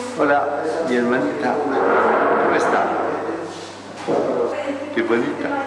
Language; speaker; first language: Spanish; non-native, learner; French